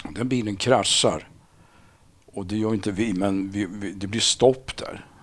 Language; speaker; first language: Swedish; native; Swedish